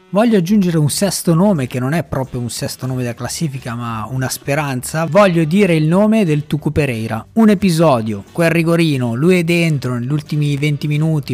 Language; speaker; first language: Italian; native; Italian